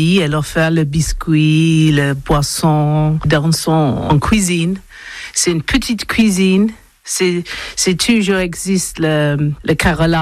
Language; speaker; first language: French; non-native, learner; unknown